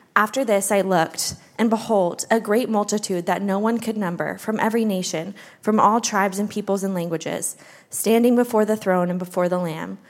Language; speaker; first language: English; native; English